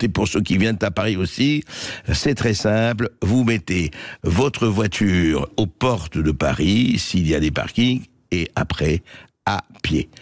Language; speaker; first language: French; native; French